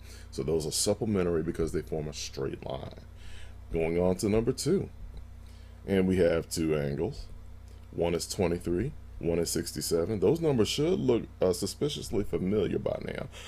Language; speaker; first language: English; native; English